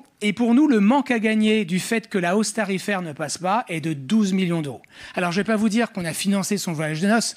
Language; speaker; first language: French; native; French